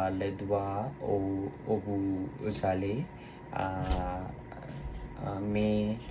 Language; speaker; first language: French; non-native, learner; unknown